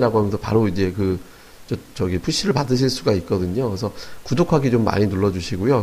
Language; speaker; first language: Korean; native; Korean